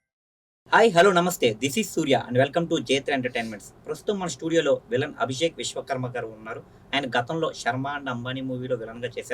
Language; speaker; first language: Telugu; native; Telugu